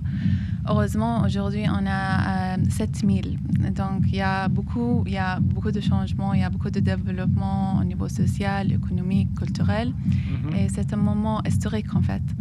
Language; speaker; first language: French; non-native, fluent; Arabic